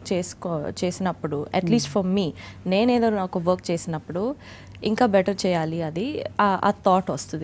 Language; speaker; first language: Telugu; non-native, fluent; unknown